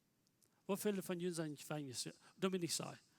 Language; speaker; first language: German; non-native, learner; Plautdietsch